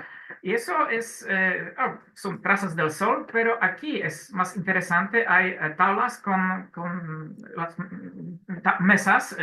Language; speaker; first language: Spanish; non-native, learner; Polish